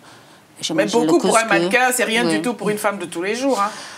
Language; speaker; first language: French; native; French